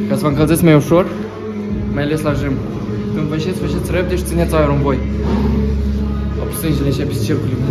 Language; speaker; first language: Romanian; native; Romanian